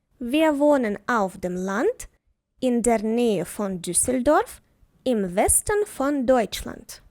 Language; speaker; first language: German; non-native, fluent; Ukrainian